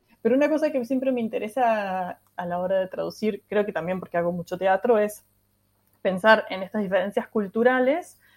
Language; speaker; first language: Spanish; non-native, local second language; German